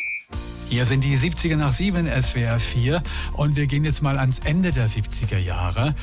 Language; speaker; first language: German; native; German